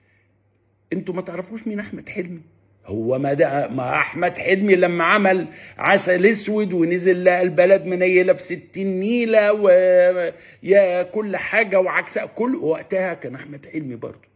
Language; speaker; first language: Arabic; native; Arabic